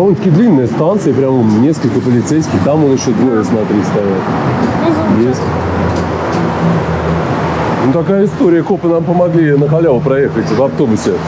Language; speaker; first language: Russian; native; Russian